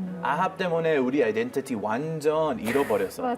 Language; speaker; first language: Korean; non-native, fluent; Hebrew